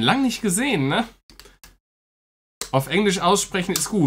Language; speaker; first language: German; native; German